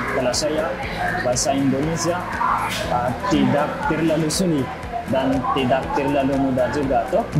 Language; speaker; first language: Indonesian; non-native, learner; Malagasy